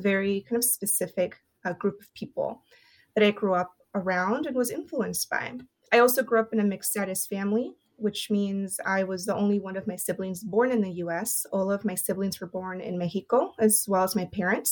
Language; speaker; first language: English; early bilingual, other home language; Spanish